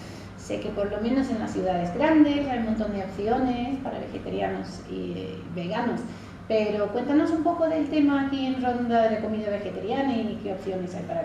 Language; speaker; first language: Spanish; non-native, fluent; English